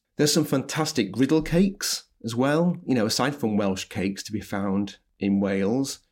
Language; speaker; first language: English; native; English